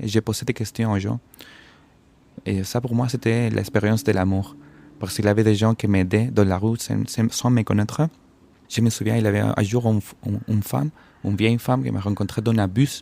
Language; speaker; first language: French; non-native, fluent; Spanish